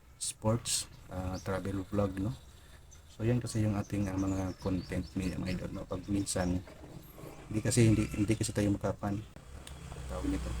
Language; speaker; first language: Filipino; non-native, local second language; Cebuano